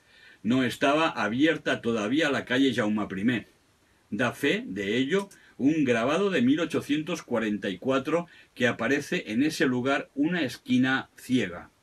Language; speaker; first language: Spanish; non-native, local second language; Catalan